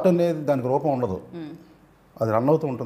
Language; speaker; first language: Telugu; native; Telugu